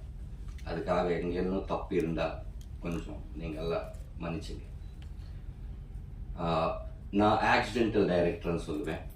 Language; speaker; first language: Tamil; non-native, learner; Telugu